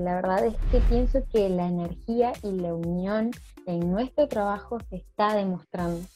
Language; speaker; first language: Spanish; native; Spanish